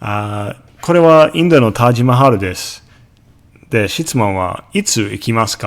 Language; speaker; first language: Japanese; non-native, fluent; English